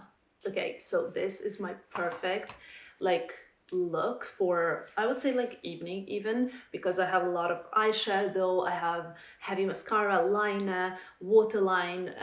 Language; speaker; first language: English; non-native, fluent; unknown